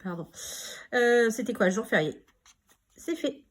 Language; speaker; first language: French; native; French